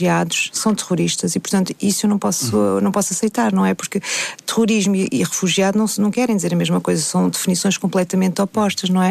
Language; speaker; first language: Portuguese; native; Portuguese